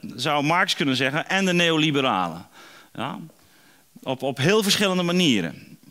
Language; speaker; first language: Dutch; native; Dutch